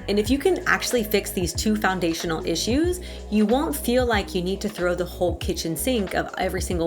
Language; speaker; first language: English; native; English